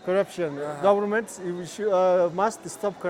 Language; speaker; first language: English; non-native, learner; Mongolian